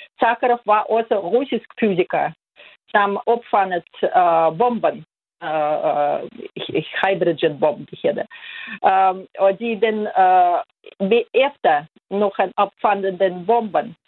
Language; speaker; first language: Danish; non-native, fluent; Russian